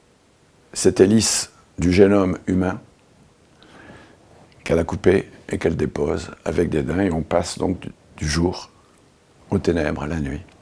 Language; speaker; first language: French; native; French